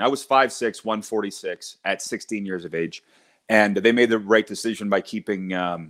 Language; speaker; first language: English; native; English